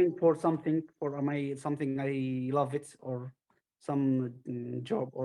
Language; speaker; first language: English; non-native, learner; Arabic